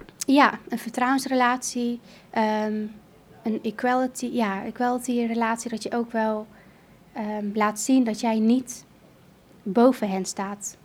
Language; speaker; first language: Dutch; early bilingual, other home language; Kurdish